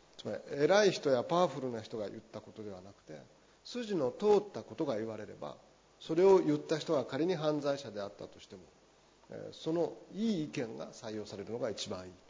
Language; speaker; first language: Japanese; native; Japanese